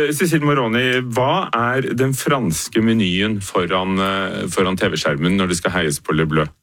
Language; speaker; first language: Norwegian; native; Norwegian